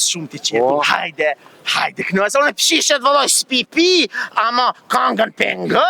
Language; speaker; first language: Albanian; native; Albanian